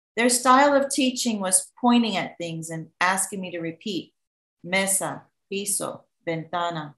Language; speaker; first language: English; native; English